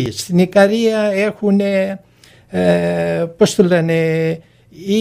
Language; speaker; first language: Greek; early bilingual, other home language; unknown